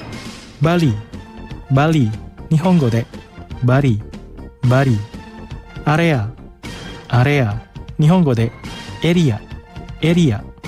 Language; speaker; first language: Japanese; non-native, fluent; Indonesian